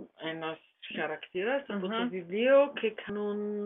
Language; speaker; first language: Greek; non-native, learner; German